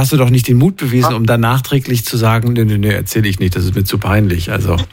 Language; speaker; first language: German; native; German